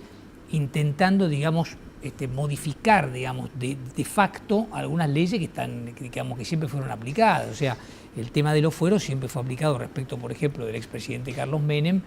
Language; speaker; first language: Spanish; native; Spanish